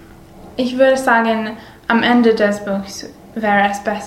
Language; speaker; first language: German; non-native, learner; English